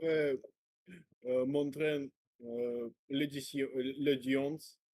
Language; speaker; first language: French; non-native, learner; Russian